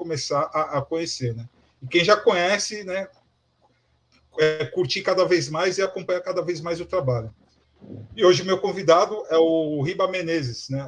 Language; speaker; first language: Portuguese; native; Portuguese